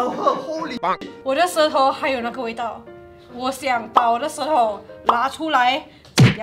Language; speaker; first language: Chinese; non-native, local second language; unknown